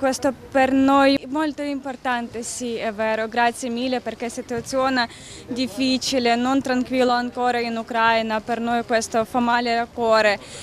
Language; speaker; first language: Italian; non-native, learner; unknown